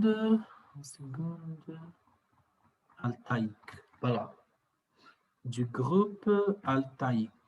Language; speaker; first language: French; non-native, fluent; Portuguese